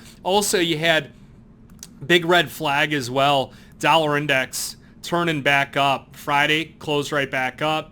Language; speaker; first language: English; native; English